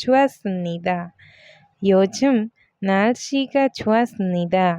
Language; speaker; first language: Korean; non-native, fluent; Hindi